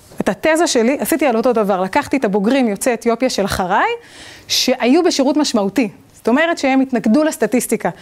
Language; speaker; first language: Hebrew; native; Hebrew